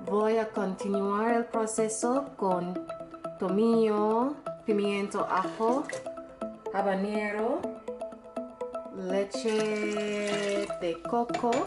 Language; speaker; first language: Spanish; non-native, learner; English